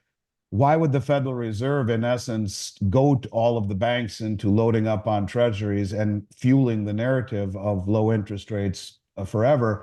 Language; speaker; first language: English; native; English